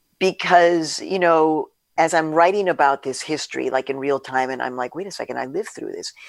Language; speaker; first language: English; early bilingual, other home language; Spanish